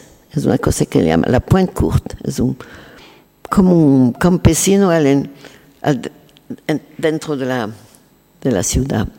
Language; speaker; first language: Spanish; non-native, learner; French